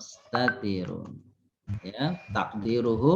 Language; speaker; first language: Arabic; non-native, fluent; Indonesian